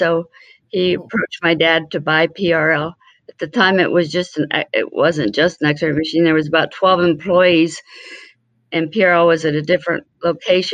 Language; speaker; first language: English; early bilingual, other home language; Spanish